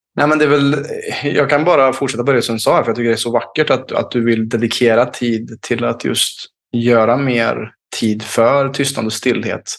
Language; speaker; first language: Swedish; native; Swedish